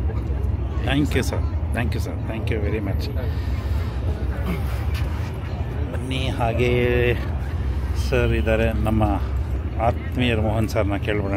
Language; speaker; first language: Kannada; native; Kannada